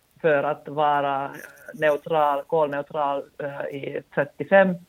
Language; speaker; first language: Swedish; non-native, local second language; Finnish